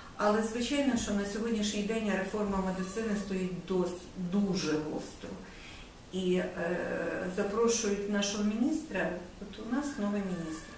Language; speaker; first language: Ukrainian; native; Ukrainian